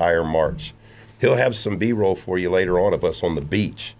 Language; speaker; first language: English; native; English